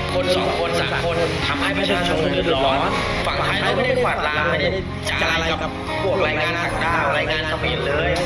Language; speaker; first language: Thai; non-native, fluent; Khmer